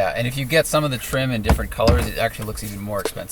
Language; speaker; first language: English; native; English